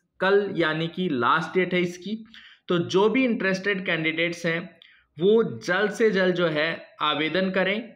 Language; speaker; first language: Hindi; native; Hindi